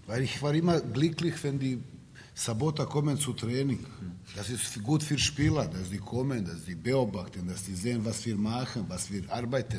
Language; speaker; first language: German; non-native, learner; Serbian